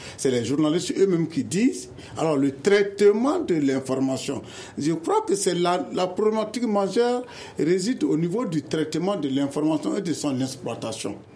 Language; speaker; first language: French; non-native, local second language; Bambara